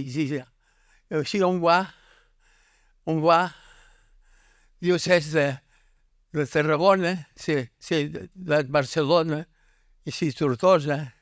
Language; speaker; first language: French; non-native, learner; Catalan